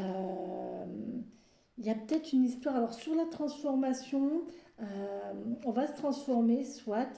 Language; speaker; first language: French; native; French